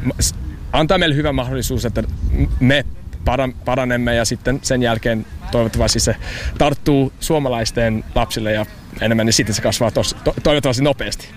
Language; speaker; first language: Finnish; non-native, learner; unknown